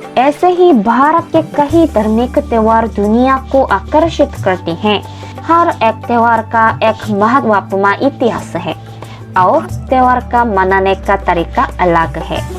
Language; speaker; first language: Hindi; non-native, fluent; Korean